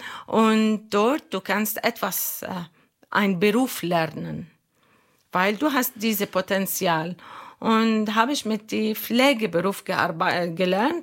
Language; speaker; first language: German; non-native, learner; Arabic